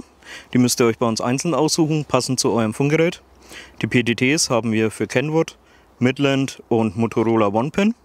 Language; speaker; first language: German; native; German